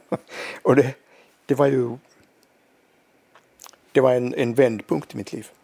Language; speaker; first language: Swedish; non-native, local second language; Finnish